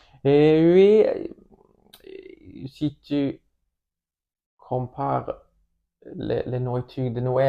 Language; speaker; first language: French; non-native, learner; Swedish